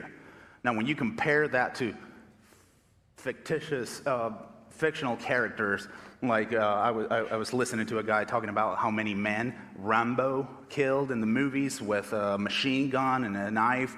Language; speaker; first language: English; non-native, fluent; Spanish